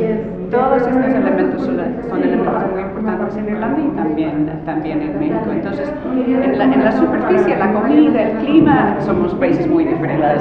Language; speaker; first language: Spanish; non-native, fluent; English